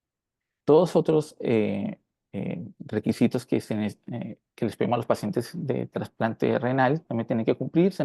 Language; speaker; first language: Spanish; native; Spanish